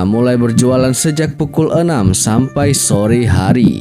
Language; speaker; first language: Indonesian; native; Indonesian